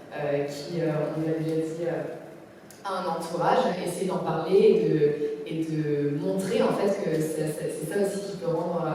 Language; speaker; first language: French; native; French